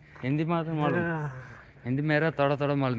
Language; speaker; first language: Hindi; non-native, learner; Tamil